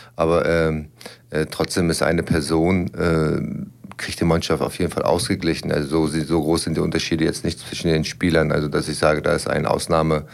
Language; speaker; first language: German; native; German